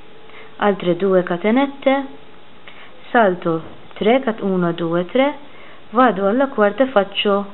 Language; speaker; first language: Italian; non-native, fluent; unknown